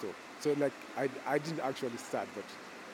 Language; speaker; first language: English; non-native, local second language; Shona